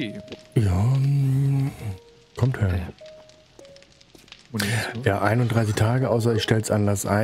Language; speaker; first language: German; native; German